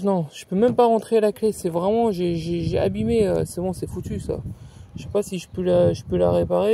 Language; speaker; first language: French; native; French